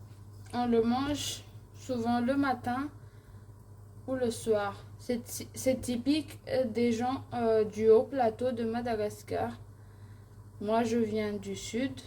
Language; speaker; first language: French; non-native, local second language; Malagasy